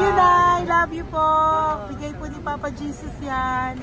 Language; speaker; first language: Filipino; native; Filipino